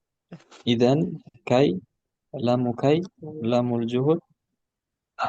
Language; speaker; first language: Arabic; non-native, fluent; Indonesian